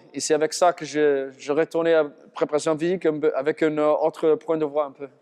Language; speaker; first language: French; non-native, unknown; English